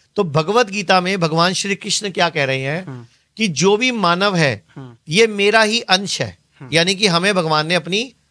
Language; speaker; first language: Hindi; native; Hindi